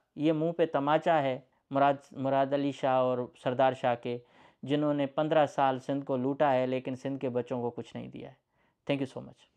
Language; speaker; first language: Urdu; non-native, local second language; Sindhi